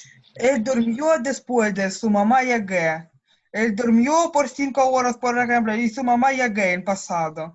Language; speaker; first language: Spanish; non-native, learner; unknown